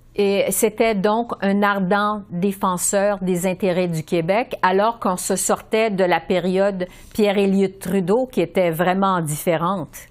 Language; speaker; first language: French; native; French